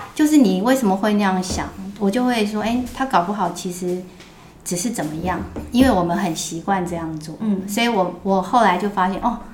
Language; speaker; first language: Chinese; native; Chinese